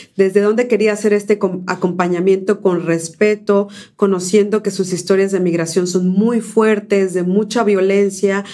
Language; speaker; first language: Spanish; native; Spanish